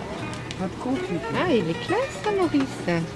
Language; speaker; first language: French; native; French